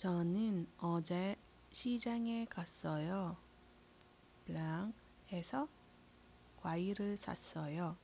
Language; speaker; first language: Korean; non-native, fluent; Iloko